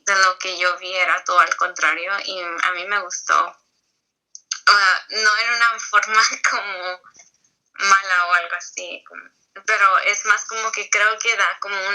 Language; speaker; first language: Spanish; early bilingual, heritage; Spanish